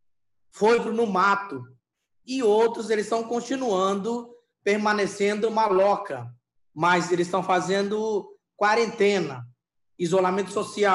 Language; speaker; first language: Portuguese; non-native, local second language; Yanomámi